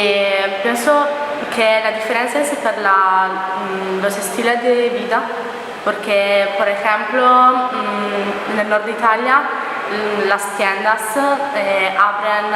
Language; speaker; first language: Spanish; non-native, learner; Italian